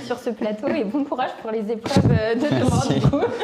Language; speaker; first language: French; native; French